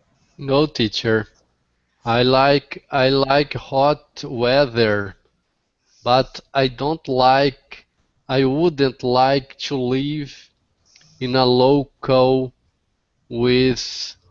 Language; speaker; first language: English; non-native, learner; Portuguese